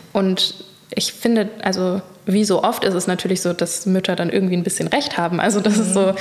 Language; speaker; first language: German; native; German